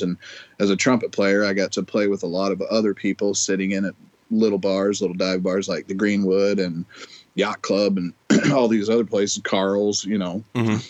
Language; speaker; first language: English; native; English